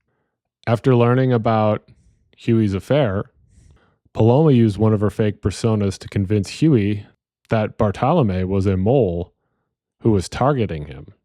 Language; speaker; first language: English; native; English